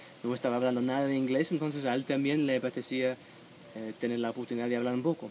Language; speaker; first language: Spanish; non-native, fluent; English